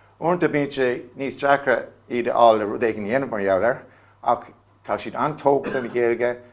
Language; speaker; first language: Irish; non-native, local second language; English